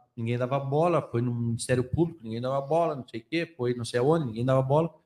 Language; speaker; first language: Portuguese; native; Portuguese